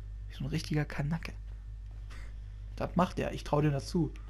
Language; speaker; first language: German; native; German